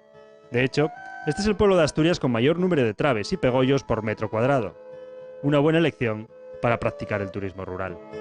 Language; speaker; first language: Spanish; native; Spanish